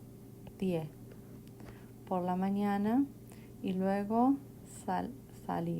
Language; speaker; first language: Spanish; non-native, fluent; English